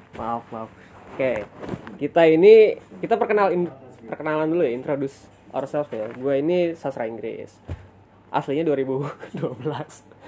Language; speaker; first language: Indonesian; native; Indonesian